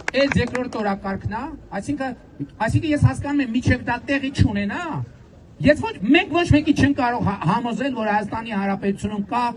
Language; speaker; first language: Armenian; native; Armenian